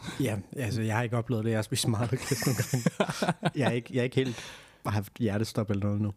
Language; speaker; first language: Danish; early bilingual, other home language; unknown